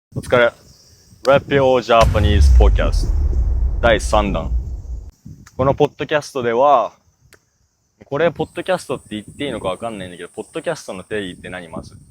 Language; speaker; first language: Japanese; native; Japanese